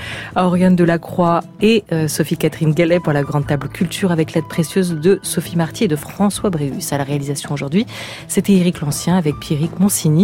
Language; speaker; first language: French; native; French